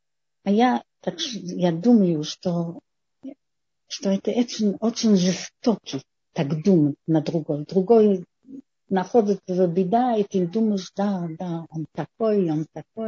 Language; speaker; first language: Russian; non-native, fluent; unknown